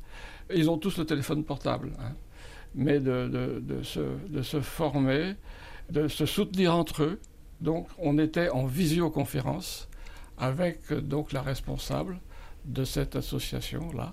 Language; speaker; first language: French; native; French